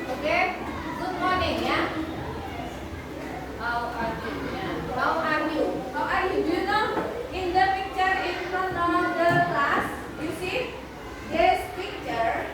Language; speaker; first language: English; non-native, learner; Indonesian